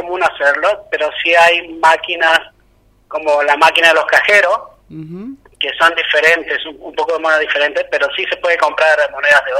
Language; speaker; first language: Spanish; native; Spanish